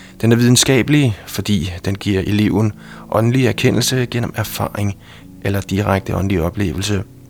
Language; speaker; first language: Danish; native; Danish